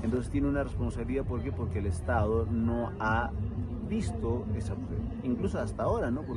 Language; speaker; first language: Spanish; non-native, local second language; Quechua